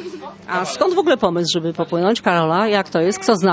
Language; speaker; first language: Polish; native; Polish